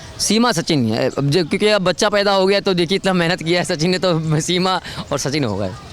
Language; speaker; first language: Hindi; native; Hindi